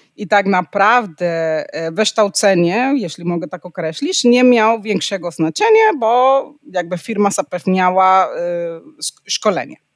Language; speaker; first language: Polish; non-native, fluent; Spanish